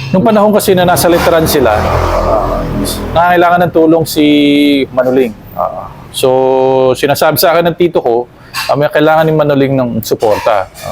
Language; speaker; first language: Filipino; native; Filipino